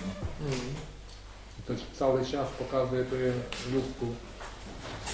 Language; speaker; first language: Polish; non-native, learner; Russian